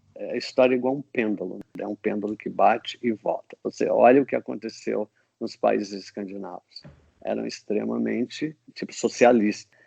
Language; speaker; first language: Portuguese; non-native, fluent; English